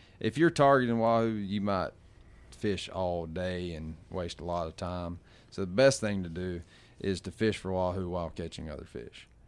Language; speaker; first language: English; native; English